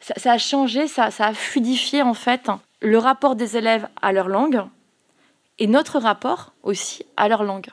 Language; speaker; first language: French; native; French